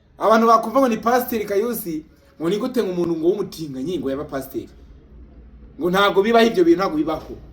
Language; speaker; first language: Kinyarwanda; early bilingual, heritage; Kinyarwanda